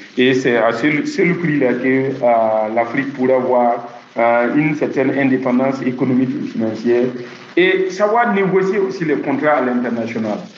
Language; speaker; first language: French; non-native, local second language; Mossi